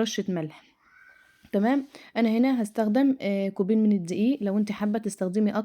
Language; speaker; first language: Arabic; native; Arabic